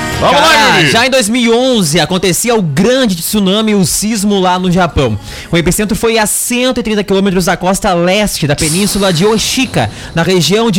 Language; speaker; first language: Portuguese; native; Portuguese